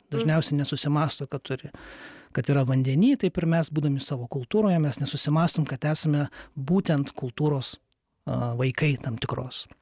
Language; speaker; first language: Lithuanian; native; Lithuanian